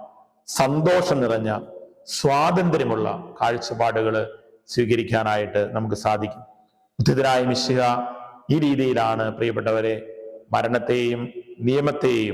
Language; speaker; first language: Malayalam; native; Malayalam